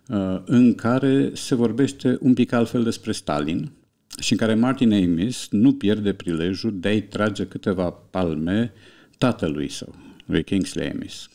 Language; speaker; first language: Romanian; native; Romanian